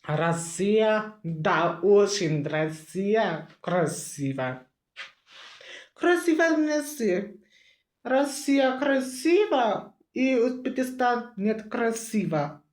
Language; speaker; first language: Russian; non-native, learner; Uzbek